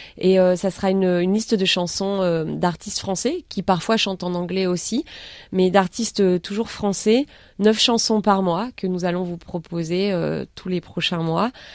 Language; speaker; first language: French; native; French